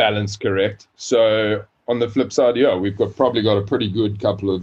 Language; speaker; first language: English; native; English